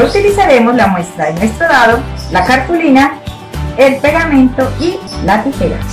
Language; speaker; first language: Spanish; native; Spanish